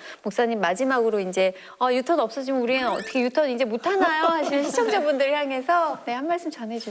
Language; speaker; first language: Korean; native; Korean